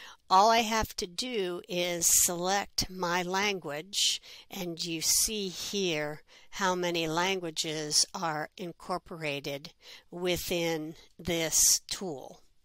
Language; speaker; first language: English; native; English